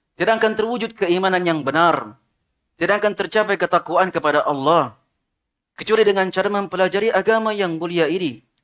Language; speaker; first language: Malay; non-native, local second language; Sundanese